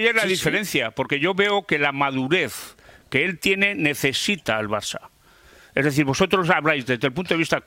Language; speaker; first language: Spanish; native; Spanish